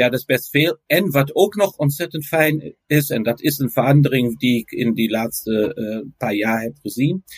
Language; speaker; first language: Dutch; non-native, fluent; German